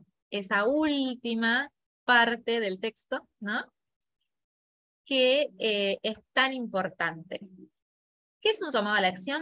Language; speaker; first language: Spanish; native; Spanish